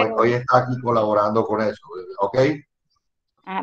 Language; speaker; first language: Spanish; native; Spanish